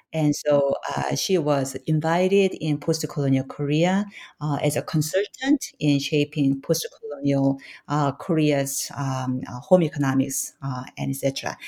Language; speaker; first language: English; non-native, fluent; Korean